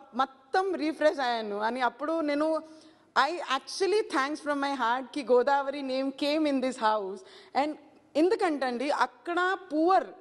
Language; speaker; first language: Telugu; non-native, learner; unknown